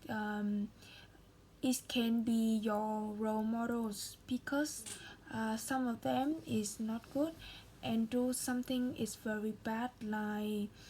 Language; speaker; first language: English; non-native, learner; Vietnamese